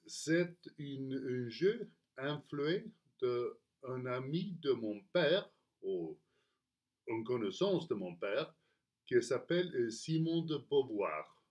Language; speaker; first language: French; non-native, fluent; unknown